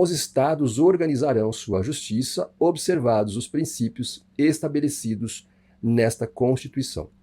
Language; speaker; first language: Portuguese; native; Portuguese